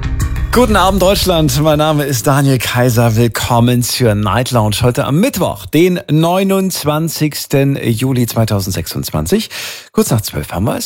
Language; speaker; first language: German; native; German